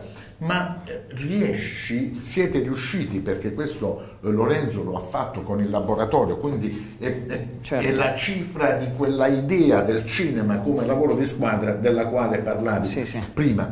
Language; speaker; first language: Italian; native; Italian